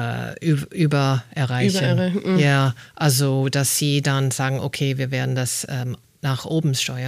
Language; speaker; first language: German; non-native, fluent; English